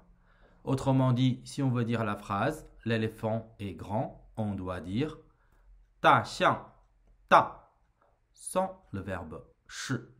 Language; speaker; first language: French; non-native, fluent; Chinese